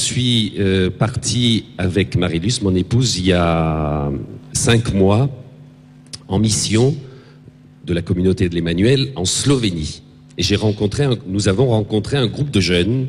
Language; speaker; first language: French; native; French